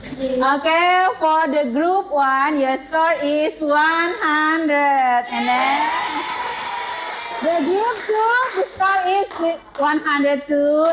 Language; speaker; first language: English; non-native, learner; Indonesian